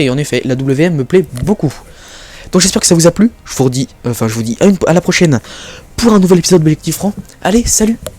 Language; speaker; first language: French; native; French